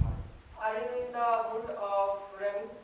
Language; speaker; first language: English; non-native, learner; Hindi